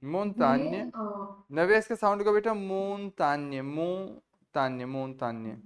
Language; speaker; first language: French; non-native, fluent; Hindi